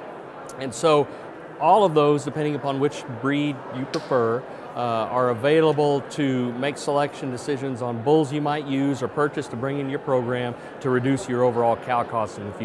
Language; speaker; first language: English; native; English